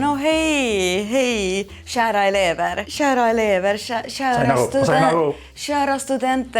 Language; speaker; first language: Swedish; non-native, fluent; Estonian